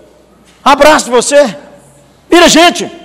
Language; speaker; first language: Portuguese; native; Portuguese